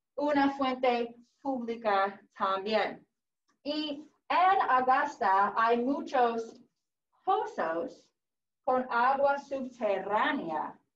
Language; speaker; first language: Spanish; non-native, fluent; English